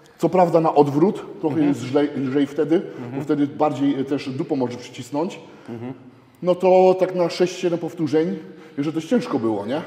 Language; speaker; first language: Polish; early bilingual, heritage; Polish